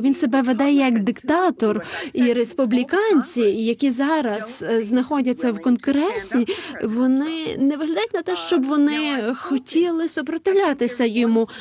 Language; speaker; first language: Ukrainian; non-native, fluent; English